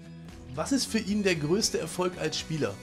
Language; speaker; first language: German; native; German